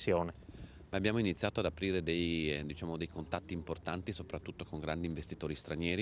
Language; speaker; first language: Italian; native; Italian